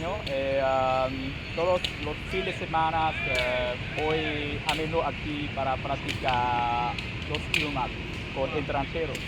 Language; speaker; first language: Spanish; non-native, learner; Vietnamese